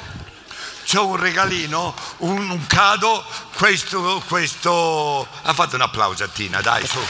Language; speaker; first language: Italian; native; Italian